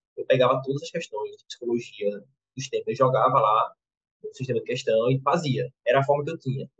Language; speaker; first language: Portuguese; native; Portuguese